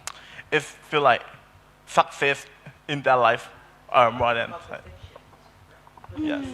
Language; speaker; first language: English; non-native, learner; Thai